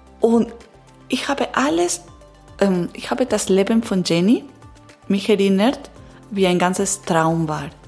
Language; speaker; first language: German; non-native, learner; Italian